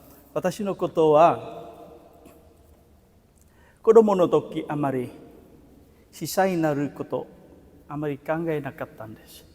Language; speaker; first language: Japanese; non-native, fluent; Vietnamese